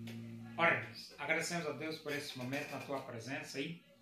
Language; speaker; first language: Portuguese; native; Portuguese